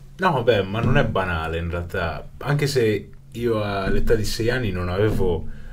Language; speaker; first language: Italian; early bilingual, other home language; Urdu